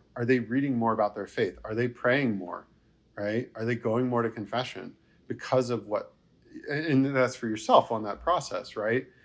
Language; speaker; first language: English; native; English